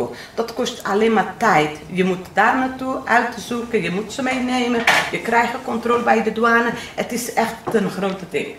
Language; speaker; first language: Dutch; non-native, learner; Portuguese